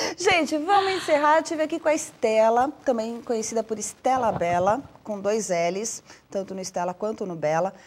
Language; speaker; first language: Portuguese; native; Portuguese